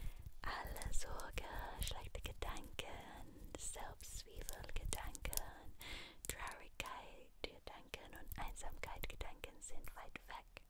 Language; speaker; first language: German; non-native, learner; English